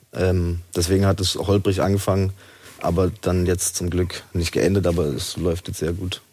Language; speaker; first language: German; native; German